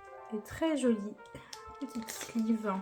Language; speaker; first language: French; native; French